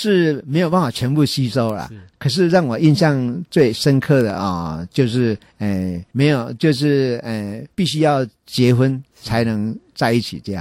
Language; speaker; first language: Chinese; native; Chinese